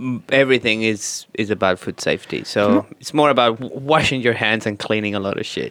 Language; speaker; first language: English; non-native, fluent; Spanish